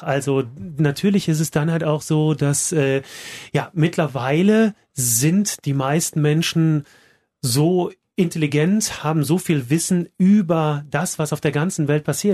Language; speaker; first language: German; native; German